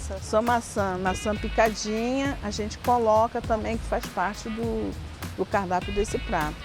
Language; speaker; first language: Portuguese; native; Portuguese